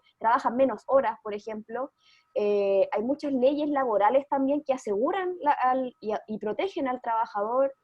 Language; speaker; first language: Spanish; native; Spanish